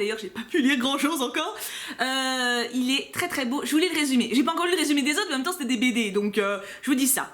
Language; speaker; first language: French; native; French